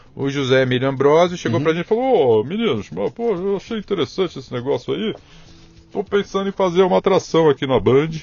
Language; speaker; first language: Portuguese; native; Portuguese